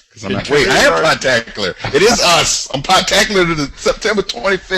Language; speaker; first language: English; native; English